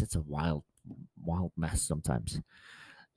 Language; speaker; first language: English; native; English